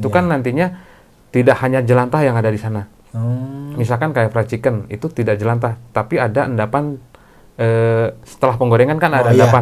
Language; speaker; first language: Indonesian; non-native, local second language; Sundanese